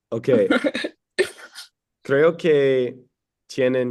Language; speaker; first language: Spanish; non-native, learner; English